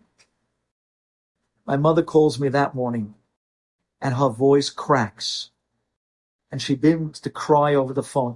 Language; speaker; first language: English; native; English